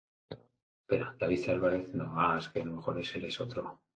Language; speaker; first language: Spanish; native; Spanish